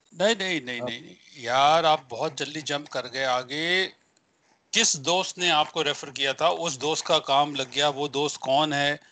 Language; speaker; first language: Hindi; native; Hindi